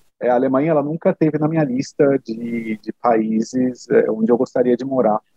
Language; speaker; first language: Portuguese; native; Portuguese